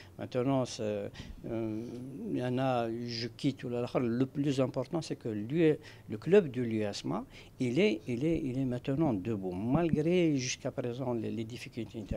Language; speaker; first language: French; non-native, local second language; Arabic